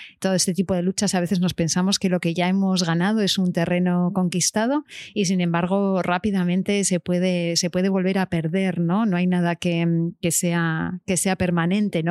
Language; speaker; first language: Spanish; native; Spanish